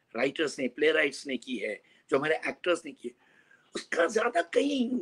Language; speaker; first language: Hindi; native; Hindi